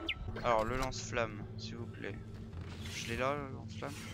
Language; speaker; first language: French; native; French